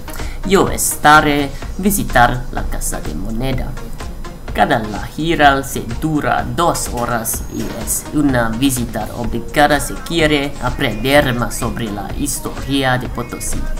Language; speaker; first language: Spanish; non-native, learner; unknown